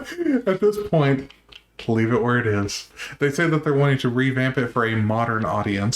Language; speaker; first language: English; native; English